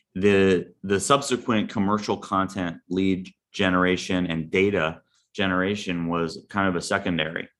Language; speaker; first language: English; native; English